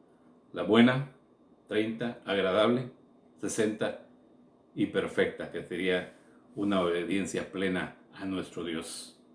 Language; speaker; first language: Spanish; native; Spanish